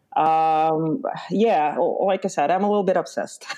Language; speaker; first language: English; early bilingual, other home language; Lithuanian